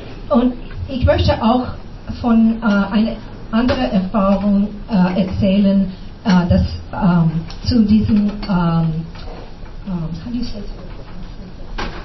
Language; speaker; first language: German; non-native, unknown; English